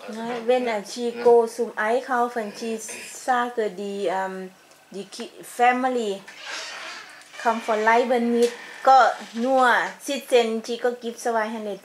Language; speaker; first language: German; non-native, learner; Thai